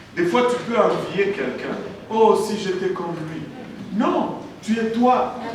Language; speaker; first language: French; non-native, local second language; Swahili